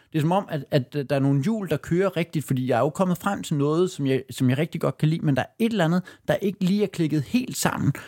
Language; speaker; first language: Danish; native; Danish